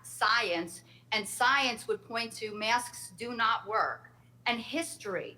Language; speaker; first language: English; native; English